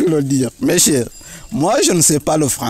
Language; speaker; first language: French; non-native, learner; Rundi